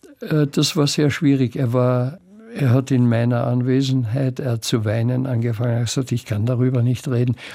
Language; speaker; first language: German; native; German